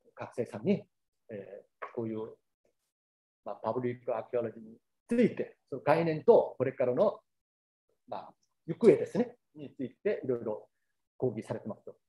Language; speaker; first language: Japanese; non-native, fluent; Korean